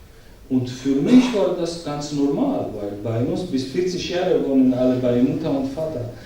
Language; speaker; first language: German; non-native, learner; Georgian